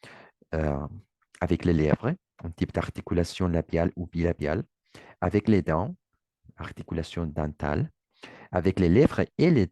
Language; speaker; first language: French; non-native, learner; Spanish